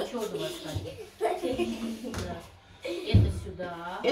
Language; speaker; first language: Russian; non-native, learner; Azerbaijani